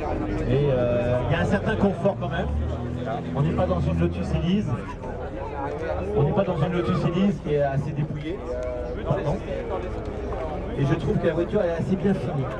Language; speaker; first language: French; native; French